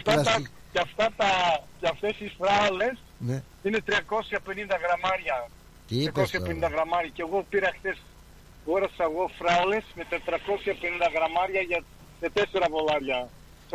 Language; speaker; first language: Greek; early bilingual, heritage; Greek